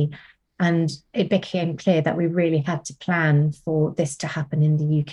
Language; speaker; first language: English; non-native, local second language; Tamil